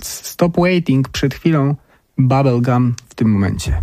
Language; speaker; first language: Polish; native; Polish